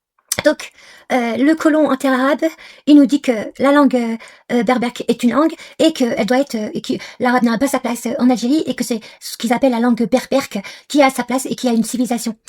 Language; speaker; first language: French; non-native, local second language; Arabic